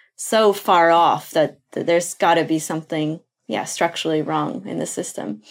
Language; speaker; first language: English; non-native, fluent; Portuguese